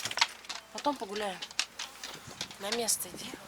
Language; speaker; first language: Russian; native; Russian